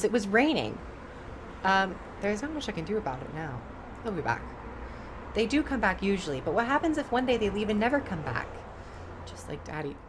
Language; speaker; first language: English; native; English